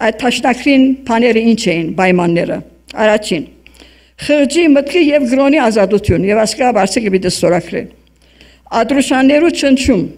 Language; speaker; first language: Armenian; early bilingual, heritage; Armenian